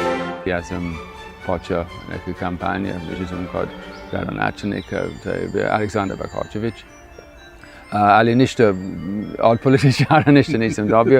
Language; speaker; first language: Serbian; non-native, fluent; English